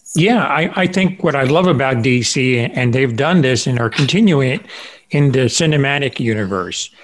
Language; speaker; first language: English; early bilingual, other home language; Spanish